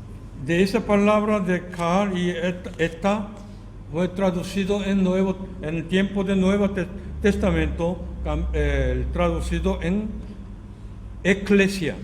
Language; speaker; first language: Spanish; non-native, learner; Korean